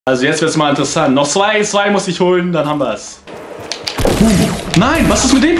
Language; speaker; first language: German; native; German